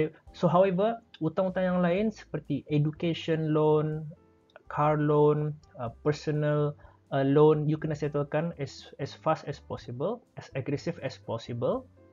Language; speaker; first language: English; non-native, local second language; Malay